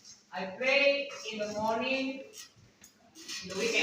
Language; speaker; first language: English; non-native, learner; Indonesian